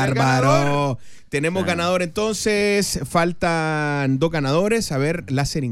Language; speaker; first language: Spanish; native; Spanish